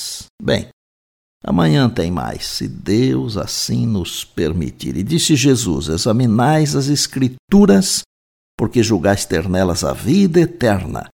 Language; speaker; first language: Portuguese; native; Portuguese